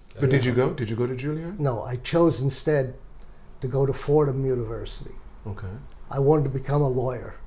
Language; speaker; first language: English; native; English